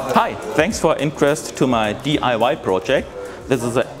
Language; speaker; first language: English; non-native, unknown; German